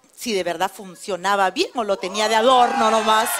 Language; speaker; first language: Spanish; native; Spanish